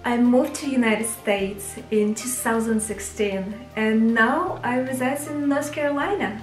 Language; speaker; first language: English; non-native, fluent; Russian